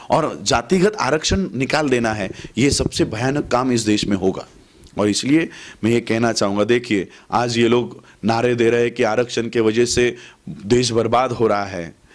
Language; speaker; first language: Hindi; non-native, local second language; Marathi